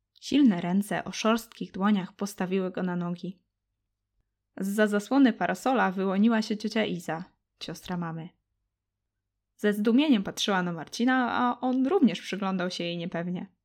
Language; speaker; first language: Polish; native; Polish